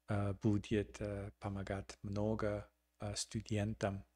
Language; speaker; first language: Russian; non-native, learner; English